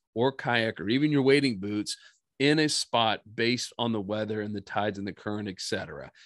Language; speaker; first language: English; native; English